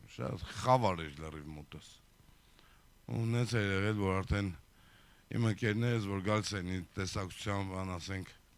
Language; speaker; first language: Armenian; native; Armenian